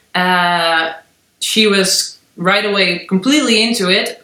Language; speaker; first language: English; non-native, fluent; Dutch